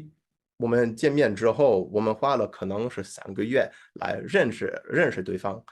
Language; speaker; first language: Chinese; non-native, fluent; English